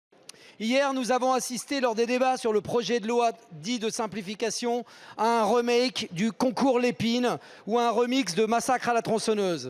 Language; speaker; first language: French; native; French